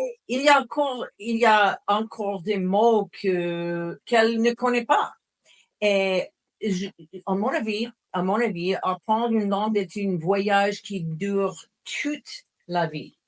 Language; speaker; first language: French; non-native, fluent; English